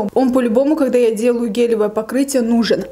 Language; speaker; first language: Russian; native; Russian